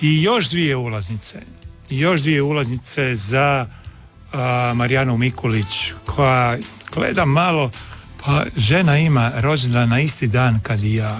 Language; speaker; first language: Serbian; native; Serbian